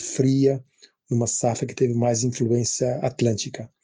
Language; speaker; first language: Portuguese; native; Portuguese